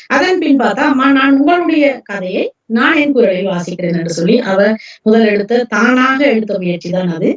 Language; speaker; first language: Tamil; early bilingual, heritage; Tamil